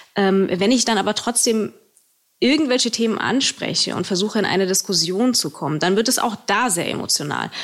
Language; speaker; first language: German; early bilingual, other home language; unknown